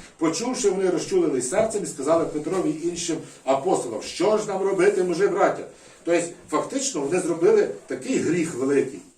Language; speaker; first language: Ukrainian; non-native, local second language; Russian